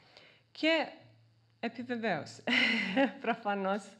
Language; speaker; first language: Greek; non-native, fluent; Serbian